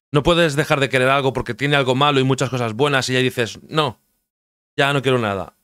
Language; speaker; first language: Spanish; native; Spanish